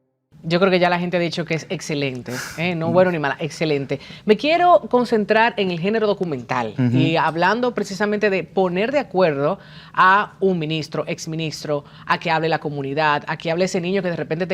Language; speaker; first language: Spanish; native; Spanish